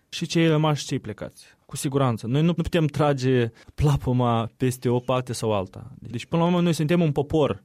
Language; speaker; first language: Romanian; native; Romanian